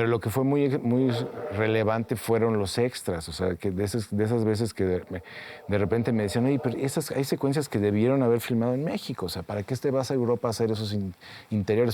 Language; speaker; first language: Spanish; native; Spanish